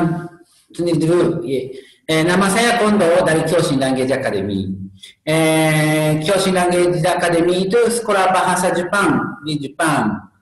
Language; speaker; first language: Indonesian; non-native, learner; Japanese